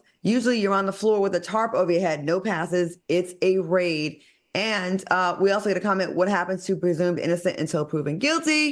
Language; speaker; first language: English; native; English